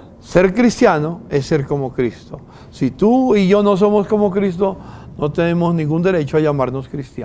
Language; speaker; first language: Spanish; native; Spanish